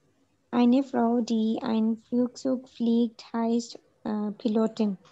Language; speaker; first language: German; non-native, learner; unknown